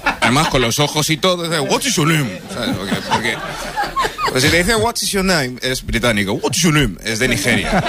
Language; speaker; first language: Spanish; early bilingual, other home language; English